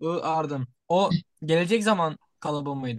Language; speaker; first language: Turkish; native; Turkish